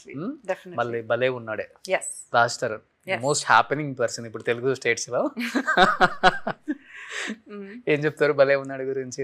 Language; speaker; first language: Telugu; native; Telugu